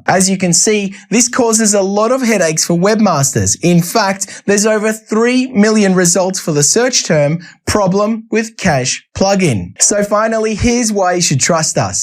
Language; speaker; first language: English; native; English